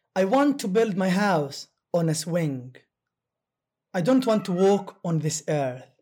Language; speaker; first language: English; non-native, fluent; Arabic